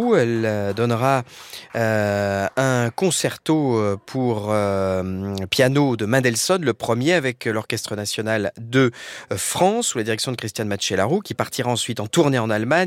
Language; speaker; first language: French; native; French